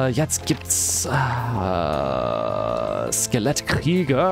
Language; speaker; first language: German; non-native, fluent; English